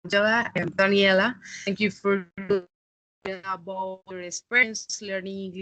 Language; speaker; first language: English; non-native, learner; Spanish